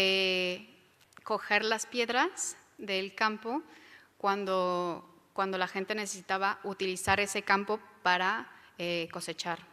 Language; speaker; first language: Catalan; non-native, local second language; Spanish